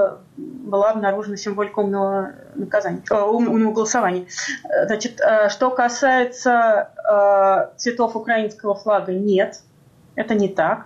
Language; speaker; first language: Russian; native; Russian